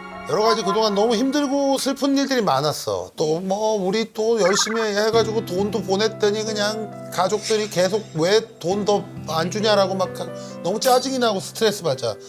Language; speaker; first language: Korean; native; Korean